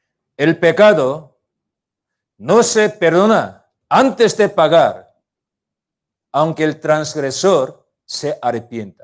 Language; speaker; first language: Spanish; non-native, learner; Korean